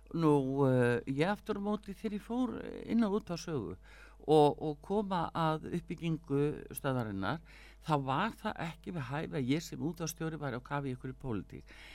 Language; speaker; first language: Icelandic; early bilingual, heritage; Icelandic